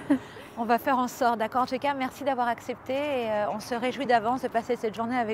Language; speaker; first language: French; native; French